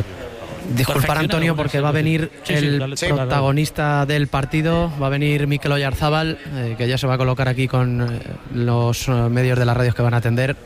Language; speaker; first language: Spanish; native; Spanish